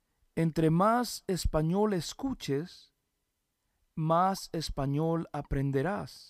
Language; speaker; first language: Spanish; early bilingual, heritage; Spanish